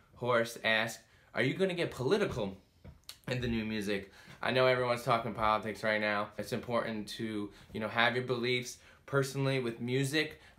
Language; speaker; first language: English; native; English